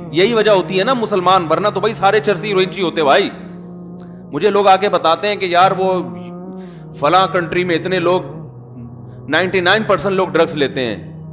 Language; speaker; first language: Urdu; native; Urdu